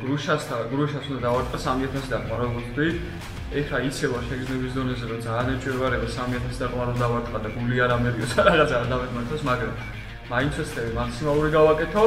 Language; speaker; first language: Georgian; native; Georgian